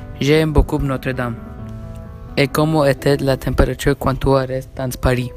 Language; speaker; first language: French; non-native, learner; English